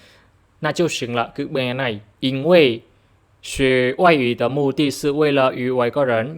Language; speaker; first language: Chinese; non-native, fluent; Khmer